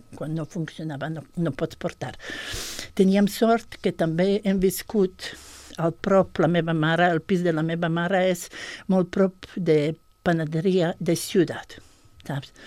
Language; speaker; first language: Catalan; non-native, fluent; Bosnian